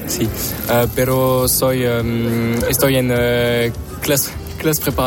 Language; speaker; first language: Spanish; non-native, learner; French